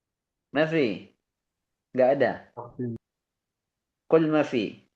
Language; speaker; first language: Arabic; non-native, fluent; Indonesian